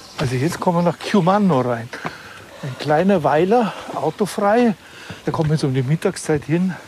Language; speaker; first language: German; native; German